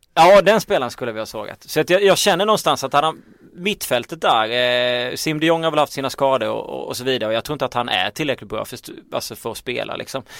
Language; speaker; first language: Swedish; native; Swedish